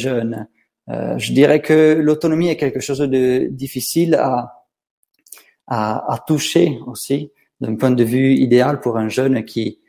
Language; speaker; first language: French; non-native, local second language; Italian